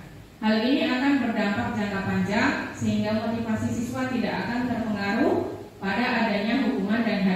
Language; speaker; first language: Indonesian; native; Indonesian